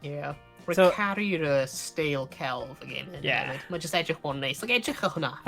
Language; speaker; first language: Welsh; non-native, local second language; English